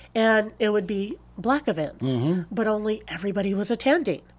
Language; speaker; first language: English; native; English